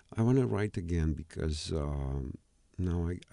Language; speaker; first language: English; non-native, fluent; Romanian